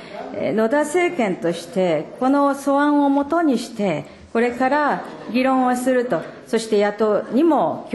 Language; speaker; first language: Japanese; native; Japanese